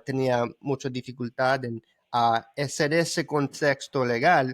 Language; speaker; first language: Spanish; early bilingual, heritage; Spanish